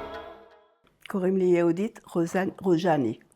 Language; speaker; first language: Hebrew; non-native, fluent; French